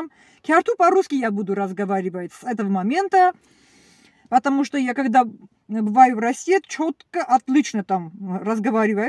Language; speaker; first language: Russian; non-native, learner; Armenian